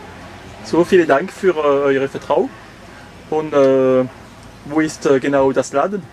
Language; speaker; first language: German; non-native, learner; French